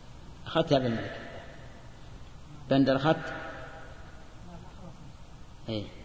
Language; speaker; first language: Arabic; native; Arabic